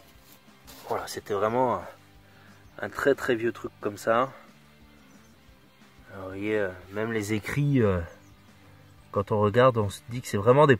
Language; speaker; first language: French; native; French